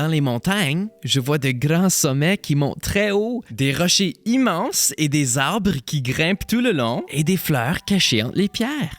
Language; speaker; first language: French; native; French